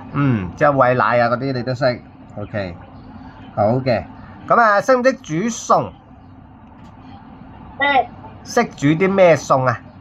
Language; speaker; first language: Cantonese; native; Cantonese